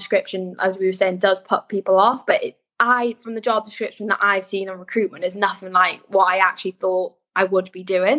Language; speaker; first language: English; native; English